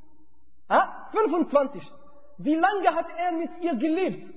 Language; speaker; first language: German; non-native, fluent; Arabic